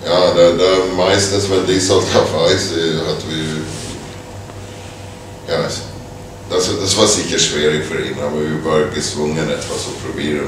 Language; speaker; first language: German; non-native, fluent; Swedish